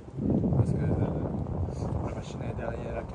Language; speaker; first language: French; non-native, learner; Japanese